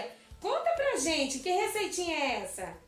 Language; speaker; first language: Portuguese; native; Portuguese